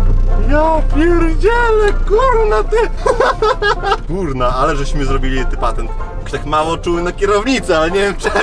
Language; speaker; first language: Polish; native; Polish